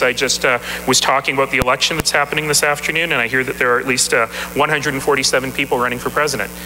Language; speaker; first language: English; native; English